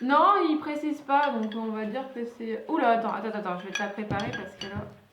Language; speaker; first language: French; native; French